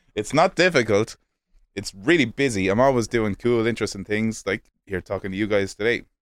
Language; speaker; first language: English; native; English